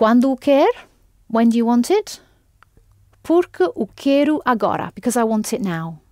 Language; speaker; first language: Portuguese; non-native, fluent; English